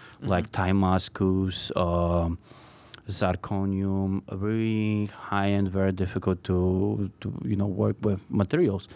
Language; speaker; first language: English; non-native, fluent; Polish